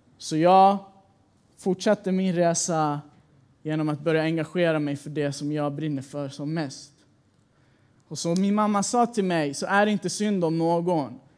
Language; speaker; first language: Swedish; early bilingual, other home language; Persian